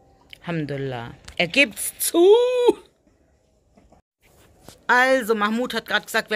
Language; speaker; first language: German; native; German